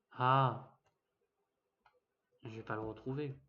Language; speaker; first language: French; native; French